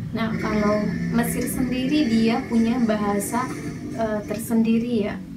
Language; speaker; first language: Indonesian; native; Indonesian